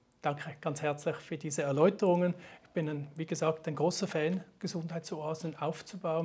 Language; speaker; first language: German; native; German